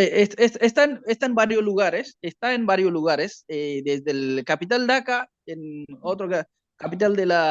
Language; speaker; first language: Spanish; non-native, learner; Bangla